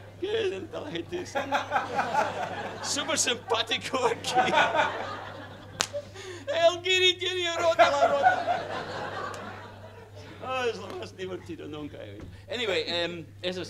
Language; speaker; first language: Spanish; non-native, fluent; English